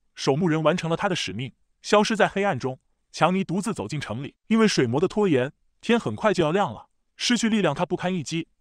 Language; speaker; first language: Chinese; native; Chinese